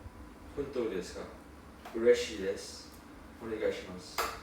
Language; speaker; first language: Japanese; non-native, learner; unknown